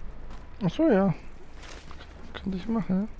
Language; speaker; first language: German; native; German